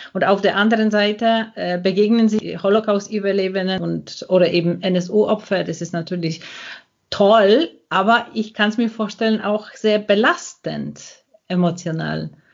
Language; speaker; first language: German; non-native, fluent; Polish